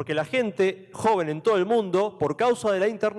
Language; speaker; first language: Spanish; native; Spanish